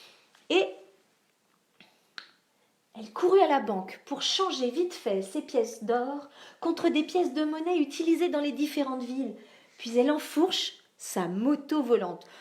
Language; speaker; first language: French; native; French